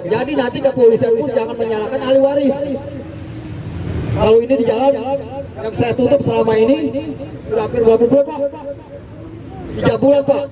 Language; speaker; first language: Indonesian; native; Indonesian